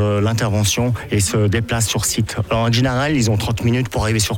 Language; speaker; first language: French; native; French